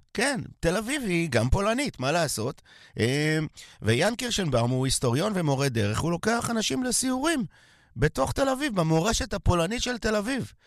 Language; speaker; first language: Hebrew; native; Hebrew